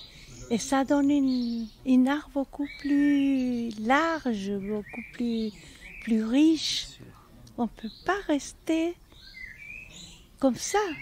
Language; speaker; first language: French; non-native, fluent; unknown